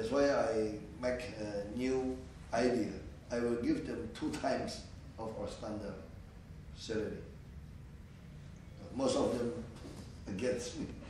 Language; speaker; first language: English; non-native, learner; Indonesian